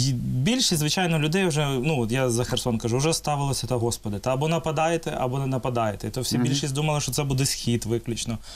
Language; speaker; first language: Ukrainian; non-native, local second language; Russian